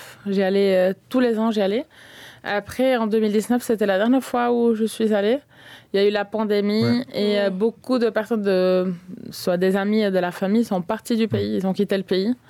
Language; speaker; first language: French; early bilingual, other home language; Spanish